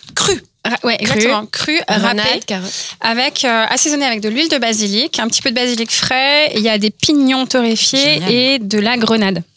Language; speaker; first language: French; native; French